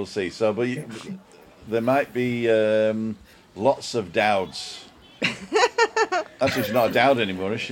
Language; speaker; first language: English; native; English